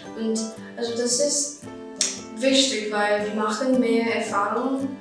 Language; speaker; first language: German; non-native, learner; Korean